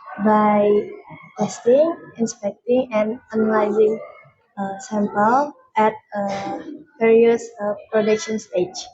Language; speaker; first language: English; non-native, learner; Indonesian